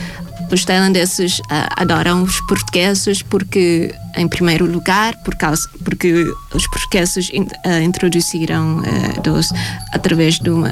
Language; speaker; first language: Portuguese; non-native, fluent; Thai